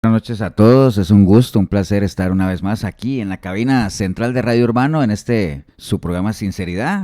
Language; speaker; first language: Spanish; native; Spanish